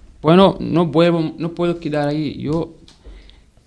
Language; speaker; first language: Spanish; non-native, learner; Arabic